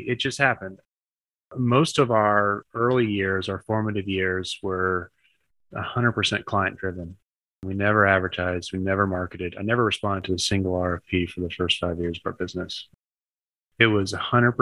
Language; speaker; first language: English; native; English